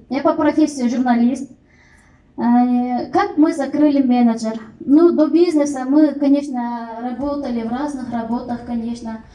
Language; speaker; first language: Russian; non-native, local second language; Kyrgyz